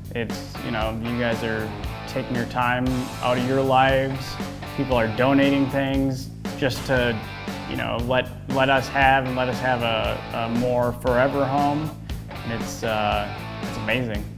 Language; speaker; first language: English; native; English